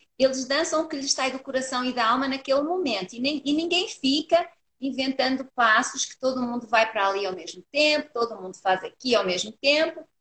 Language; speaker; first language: Portuguese; native; Portuguese